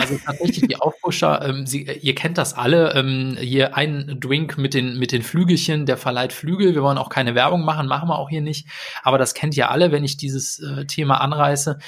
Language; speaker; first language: German; native; German